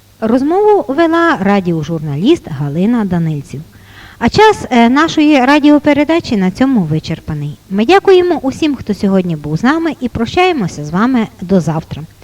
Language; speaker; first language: Ukrainian; native; Ukrainian